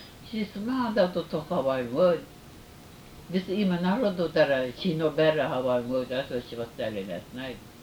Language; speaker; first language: English; early bilingual, other home language; Japanese